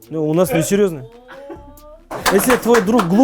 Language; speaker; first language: Russian; non-native, local second language; Kazakh